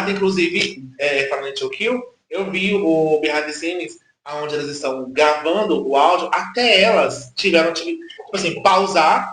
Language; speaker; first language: Portuguese; native; Portuguese